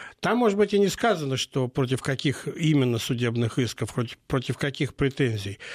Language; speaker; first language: Russian; native; Russian